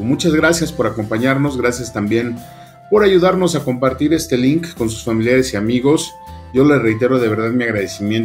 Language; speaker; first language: Spanish; native; Spanish